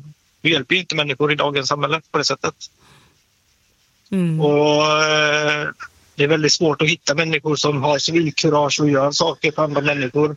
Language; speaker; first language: Swedish; native; Swedish